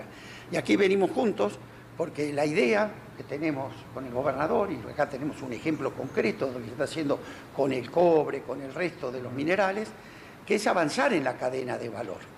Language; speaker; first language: Spanish; native; Spanish